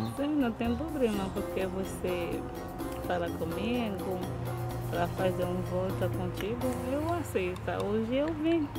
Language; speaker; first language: Portuguese; non-native, learner; Haitian Creole